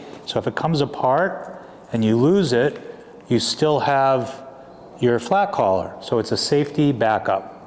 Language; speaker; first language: English; native; English